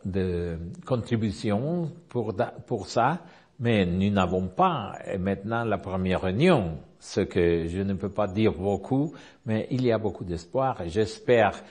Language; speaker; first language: French; non-native, learner; Spanish